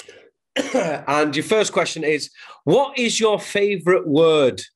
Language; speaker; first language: English; native; English